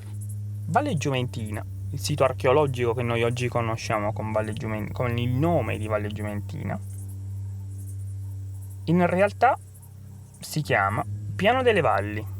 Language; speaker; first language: Italian; native; Italian